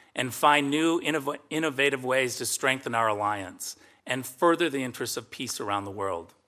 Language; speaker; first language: English; native; English